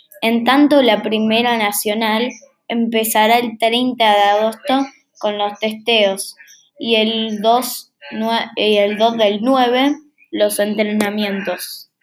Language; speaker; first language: Spanish; native; Spanish